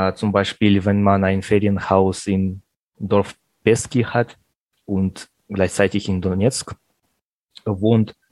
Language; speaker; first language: German; non-native, fluent; Russian